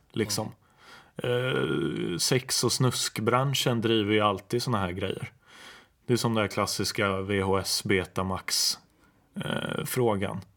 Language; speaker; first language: Swedish; native; Swedish